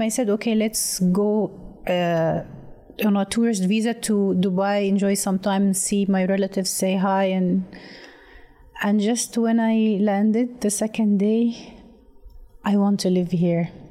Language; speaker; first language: English; non-native, fluent; Arabic